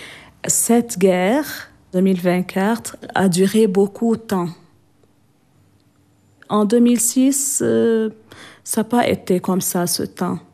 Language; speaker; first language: French; non-native, local second language; Arabic